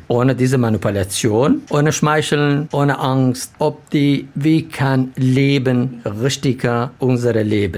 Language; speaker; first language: German; non-native, learner; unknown